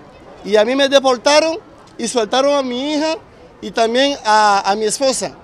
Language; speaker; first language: Spanish; non-native, fluent; Haitian Creole